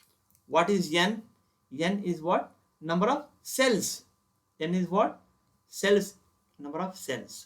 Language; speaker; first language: English; non-native, local second language; Kannada